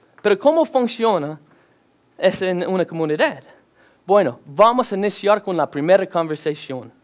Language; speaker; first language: Spanish; non-native, learner; English